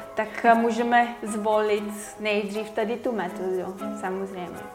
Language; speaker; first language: Czech; non-native, fluent; Bulgarian